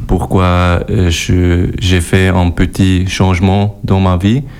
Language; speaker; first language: French; non-native, learner; German